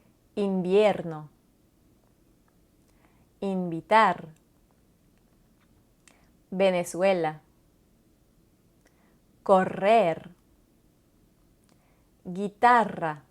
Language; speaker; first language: Spanish; non-native, fluent; French